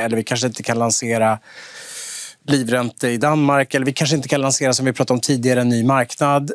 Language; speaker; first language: Swedish; native; Swedish